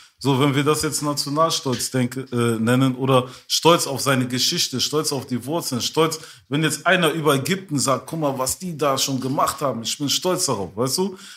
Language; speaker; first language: German; early bilingual, other home language; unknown